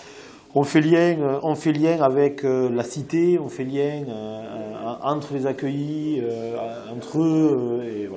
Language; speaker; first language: French; native; French